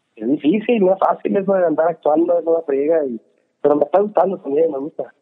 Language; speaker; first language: Spanish; native; Spanish